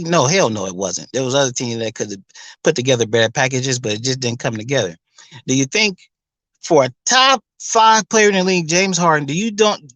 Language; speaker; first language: English; native; English